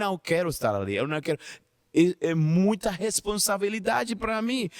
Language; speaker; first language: Portuguese; non-native, learner; Spanish